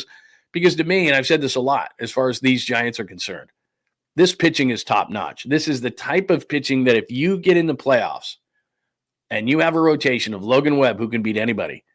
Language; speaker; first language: English; native; English